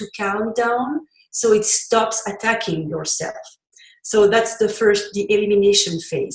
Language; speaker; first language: English; non-native, fluent; French